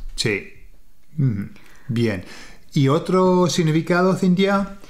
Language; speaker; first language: Spanish; non-native, fluent; English